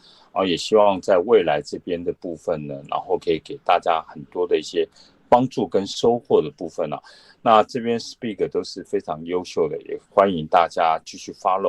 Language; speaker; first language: Chinese; native; Chinese